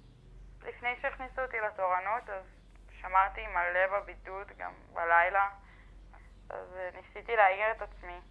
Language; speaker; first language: Hebrew; native; Hebrew